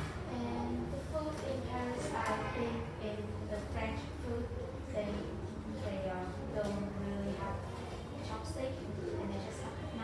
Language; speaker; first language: English; non-native, learner; Vietnamese